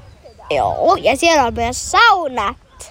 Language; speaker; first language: Finnish; early bilingual, heritage; Finnish